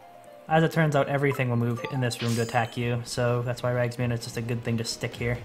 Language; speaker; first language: English; native; English